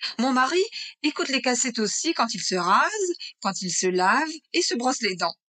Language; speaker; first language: French; native; French